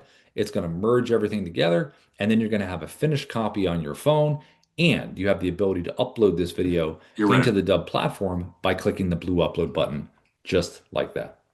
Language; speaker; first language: English; native; English